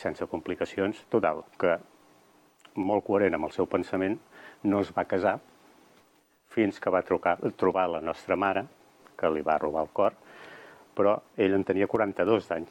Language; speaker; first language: Catalan; native; Catalan